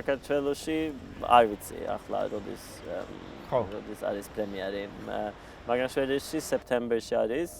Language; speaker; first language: Georgian; early bilingual, heritage; Swedish